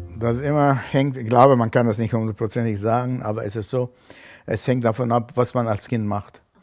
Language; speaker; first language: German; non-native, fluent; Armenian